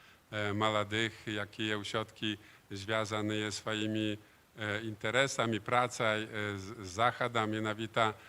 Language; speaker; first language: Polish; non-native, learner; Belarusian